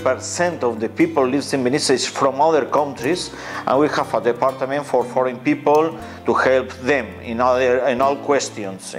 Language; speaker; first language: English; non-native, fluent; Spanish